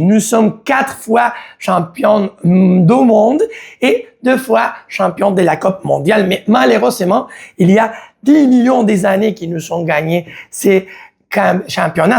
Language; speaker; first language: French; non-native, learner; Spanish